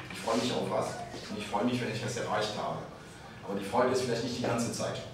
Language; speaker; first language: German; non-native, fluent; French